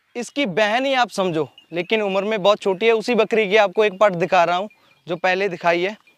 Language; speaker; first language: Hindi; non-native, local second language; Punjabi